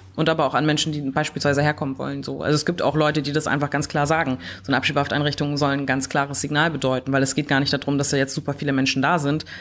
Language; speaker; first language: German; early bilingual, other home language; French